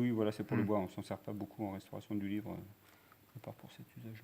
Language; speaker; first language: French; native; French